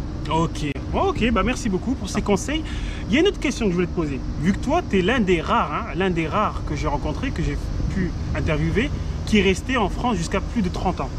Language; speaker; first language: French; native; French